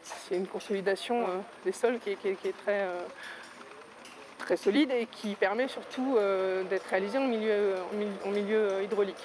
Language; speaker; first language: French; native; French